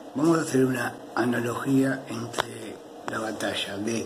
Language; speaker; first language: Spanish; native; Spanish